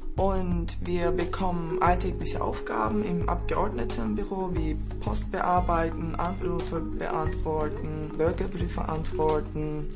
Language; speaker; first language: German; non-native, fluent; Turkish